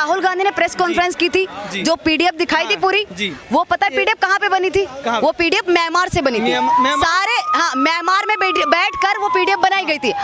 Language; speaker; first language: Hindi; native; Hindi